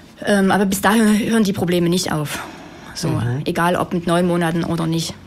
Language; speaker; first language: German; native; German